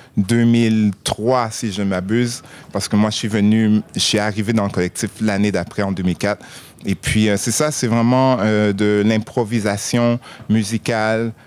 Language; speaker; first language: French; native; French